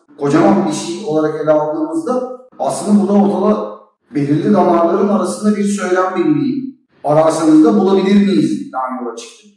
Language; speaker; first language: Turkish; native; Turkish